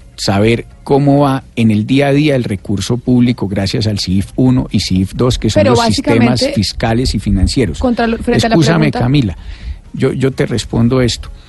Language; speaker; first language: Spanish; native; Spanish